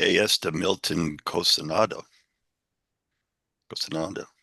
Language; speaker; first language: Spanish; non-native, learner; English